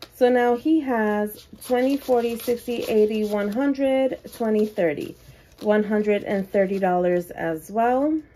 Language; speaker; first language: English; native; English